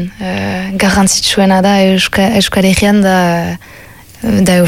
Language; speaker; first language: Basque; non-native, local second language; French